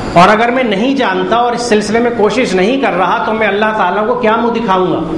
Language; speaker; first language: Urdu; native; Urdu